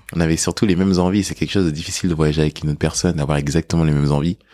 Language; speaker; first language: French; early bilingual, other home language; English